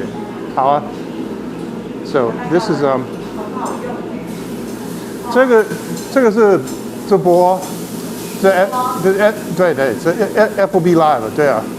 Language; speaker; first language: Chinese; non-native, learner; English